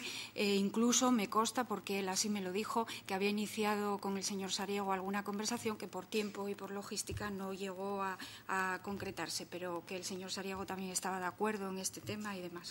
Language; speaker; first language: Spanish; native; Spanish